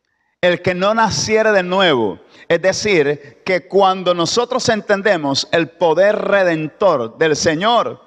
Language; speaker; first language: Spanish; native; Spanish